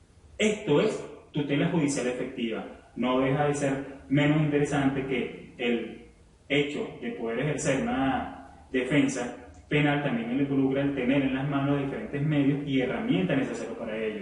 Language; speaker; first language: Spanish; native; Spanish